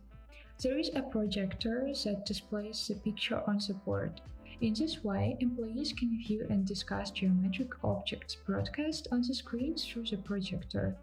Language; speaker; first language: English; non-native, fluent; Ukrainian